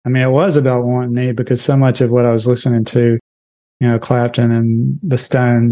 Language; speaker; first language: English; native; English